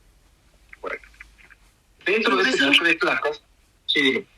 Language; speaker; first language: Spanish; native; Spanish